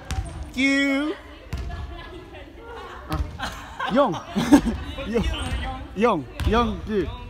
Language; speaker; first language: Japanese; non-native, learner; Filipino